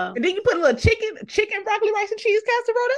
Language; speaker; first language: English; native; English